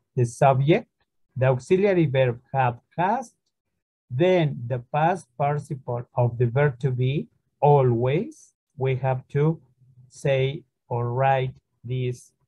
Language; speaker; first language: English; non-native, fluent; Spanish